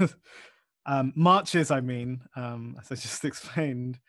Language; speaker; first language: English; native; English